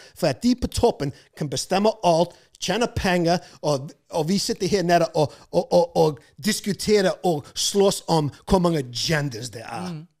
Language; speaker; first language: Norwegian; non-native, fluent; English